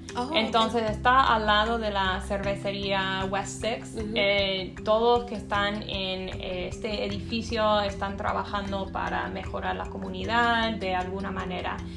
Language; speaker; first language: Spanish; non-native, fluent; English